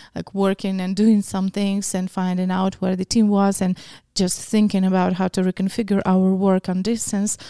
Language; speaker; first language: English; non-native, fluent; Ukrainian